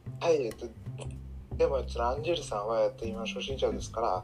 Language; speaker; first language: Japanese; non-native, learner; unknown